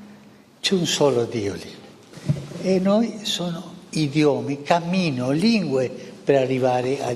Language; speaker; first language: Italian; non-native, fluent; Spanish